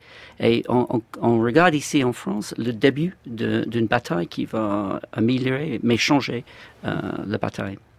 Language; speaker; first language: French; non-native, fluent; English